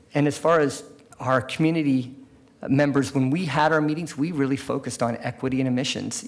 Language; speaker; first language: English; native; English